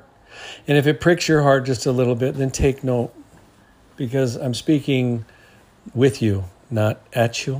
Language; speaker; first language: English; native; English